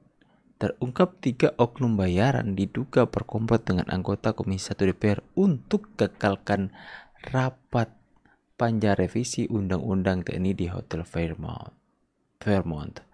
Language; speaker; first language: Indonesian; native; Indonesian